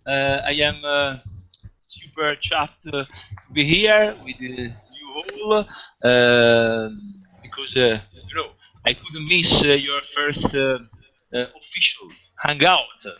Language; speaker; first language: English; non-native, fluent; Italian